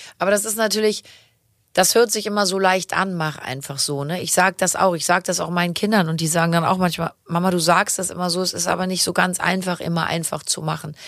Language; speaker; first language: German; native; German